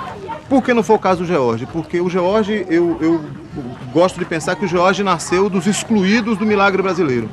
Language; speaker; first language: Portuguese; native; Portuguese